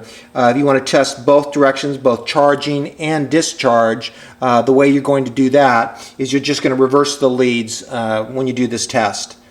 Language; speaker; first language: English; native; English